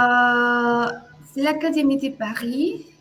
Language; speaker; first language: French; non-native, fluent; Spanish